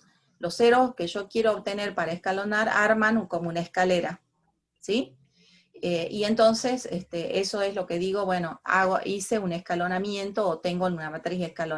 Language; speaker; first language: Spanish; native; Spanish